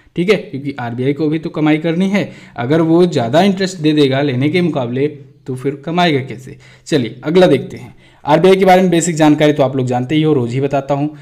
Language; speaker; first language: Hindi; native; Hindi